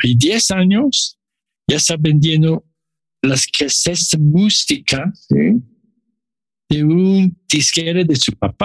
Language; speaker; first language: Spanish; non-native, learner; English